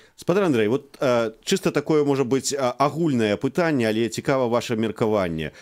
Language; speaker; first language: Belarusian; native; Belarusian